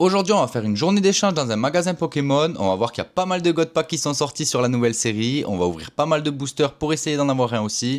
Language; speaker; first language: French; native; French